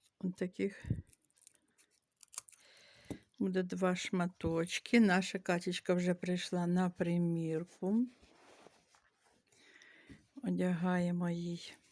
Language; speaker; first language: Ukrainian; native; Ukrainian